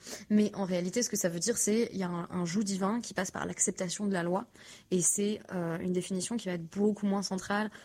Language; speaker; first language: French; native; French